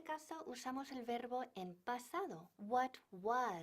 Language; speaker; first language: Spanish; non-native, fluent; English